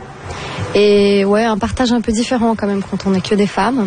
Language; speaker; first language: French; non-native, fluent; Portuguese